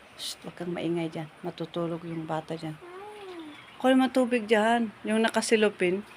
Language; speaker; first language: Filipino; non-native, local second language; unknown